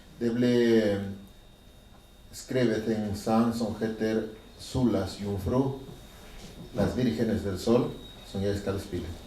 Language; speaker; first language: Norwegian; non-native, learner; Spanish